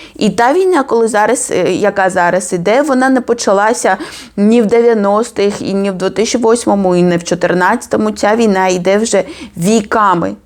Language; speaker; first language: Ukrainian; non-native, fluent; Georgian